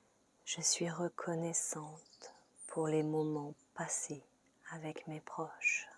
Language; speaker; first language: French; native; French